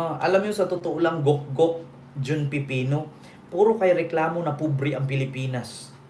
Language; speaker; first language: Filipino; non-native, local second language; Cebuano